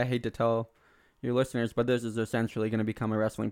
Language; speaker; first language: English; native; English